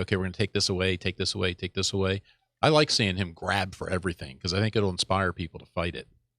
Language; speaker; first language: English; native; English